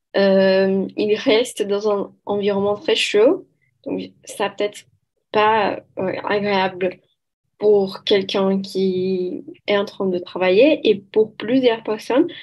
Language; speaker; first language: French; non-native, learner; Portuguese